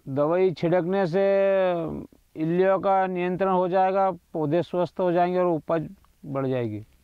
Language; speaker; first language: Hindi; native; Hindi